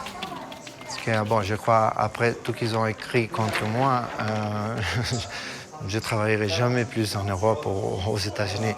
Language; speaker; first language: French; non-native, fluent; Italian